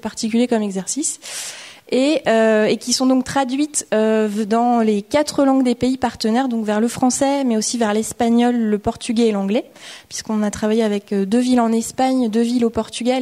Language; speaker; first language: French; native; French